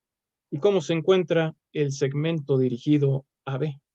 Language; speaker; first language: Spanish; native; Spanish